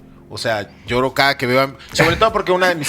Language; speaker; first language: Spanish; native; Spanish